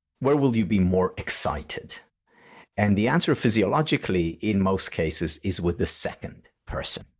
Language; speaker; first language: English; non-native, fluent; Hebrew